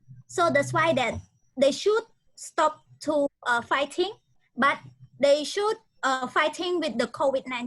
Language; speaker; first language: English; non-native, learner; Khmer